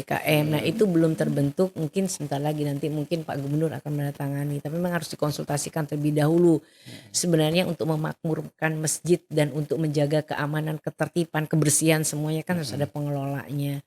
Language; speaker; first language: Indonesian; native; Indonesian